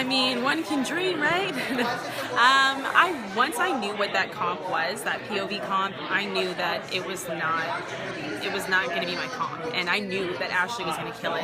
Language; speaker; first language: English; native; English